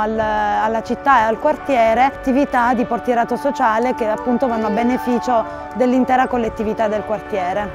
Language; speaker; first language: Italian; native; Italian